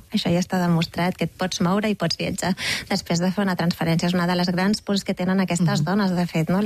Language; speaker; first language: Catalan; native; Catalan